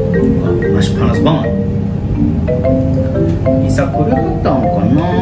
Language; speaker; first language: Indonesian; non-native, learner; Japanese